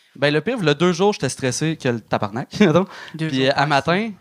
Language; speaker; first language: French; native; French